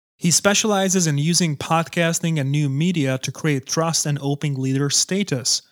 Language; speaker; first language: English; non-native, fluent; Hungarian